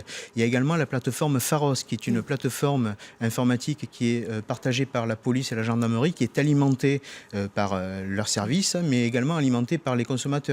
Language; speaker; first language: French; native; French